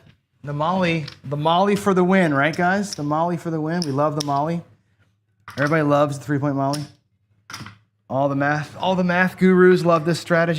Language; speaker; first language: English; native; English